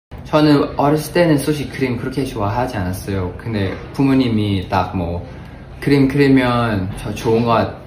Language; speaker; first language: Korean; non-native, fluent; Thai